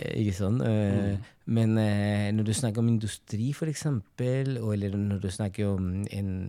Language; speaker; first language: Norwegian; non-native, fluent; Spanish